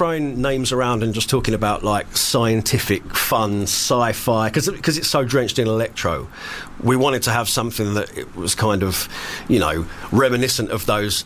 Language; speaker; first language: English; native; English